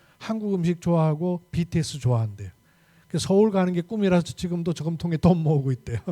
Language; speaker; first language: Korean; native; Korean